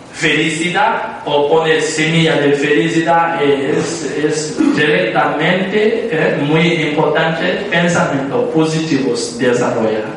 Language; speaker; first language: Spanish; non-native, learner; Tibetan